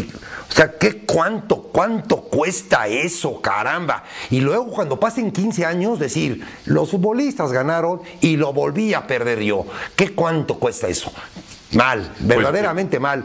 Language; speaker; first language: Spanish; native; Spanish